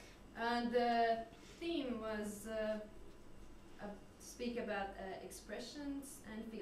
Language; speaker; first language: English; non-native, learner; French